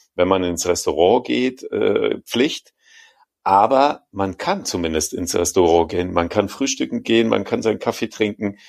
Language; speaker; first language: German; native; German